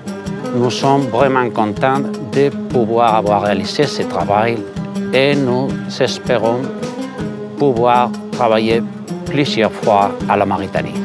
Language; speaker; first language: French; non-native, fluent; Spanish